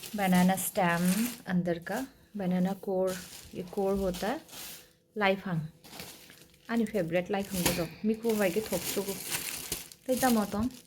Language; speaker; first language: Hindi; non-native, local second language; Kok Borok